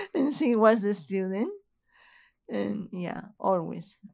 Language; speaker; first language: English; non-native, fluent; Spanish